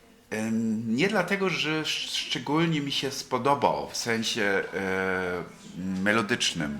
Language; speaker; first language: Polish; non-native, fluent; German